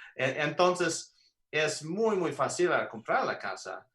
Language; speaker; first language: Spanish; non-native, learner; English